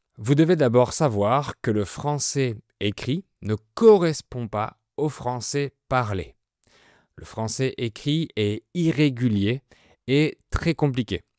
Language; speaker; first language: French; native; French